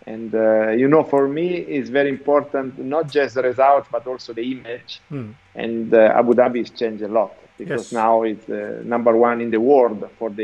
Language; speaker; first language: English; non-native, learner; Italian